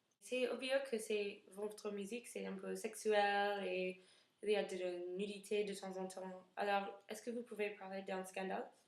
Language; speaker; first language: French; non-native, learner; English